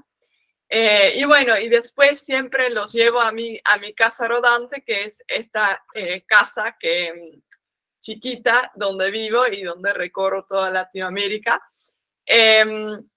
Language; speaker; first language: Spanish; non-native, fluent; Dutch